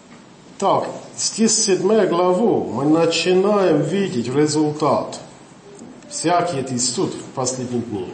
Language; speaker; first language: Russian; non-native, learner; English